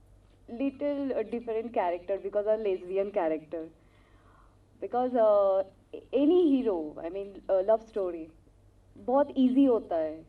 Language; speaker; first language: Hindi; non-native, local second language; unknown